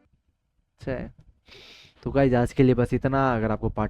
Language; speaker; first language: Hindi; native; Hindi